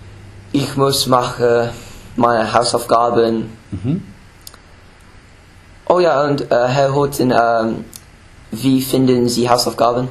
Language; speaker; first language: German; non-native, learner; English